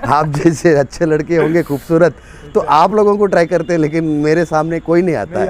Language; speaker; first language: Hindi; non-native, local second language; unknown